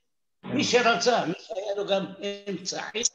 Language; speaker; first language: Hebrew; non-native, fluent; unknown